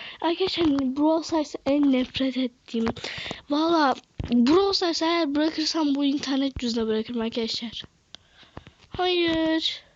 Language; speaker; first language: Turkish; native; Turkish